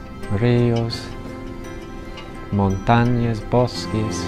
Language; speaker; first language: Spanish; non-native, fluent; English